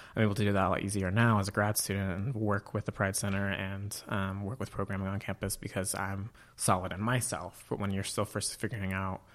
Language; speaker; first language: English; native; English